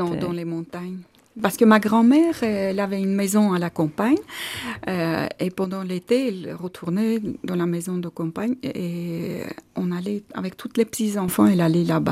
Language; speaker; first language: French; non-native, fluent; Armenian